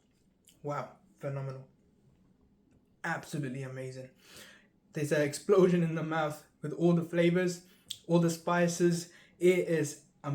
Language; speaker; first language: English; early bilingual, other home language; Tamil